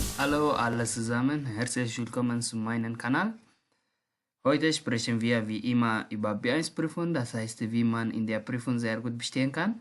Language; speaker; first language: German; non-native, learner; Tigrinya